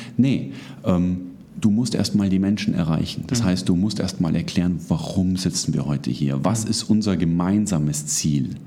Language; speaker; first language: German; native; German